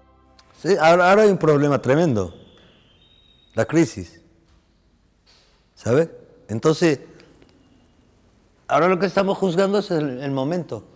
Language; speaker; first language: Spanish; non-native, fluent; Arabic